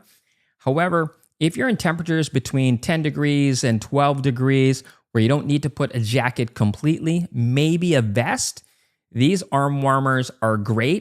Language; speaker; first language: English; native; English